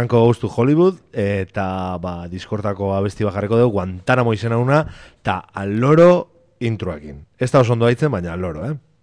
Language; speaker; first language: Basque; native; Basque